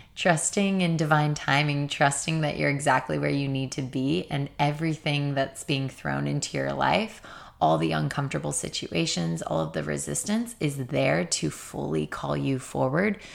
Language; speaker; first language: English; native; English